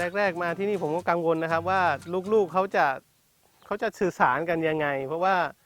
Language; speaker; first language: Thai; non-native, local second language; Malay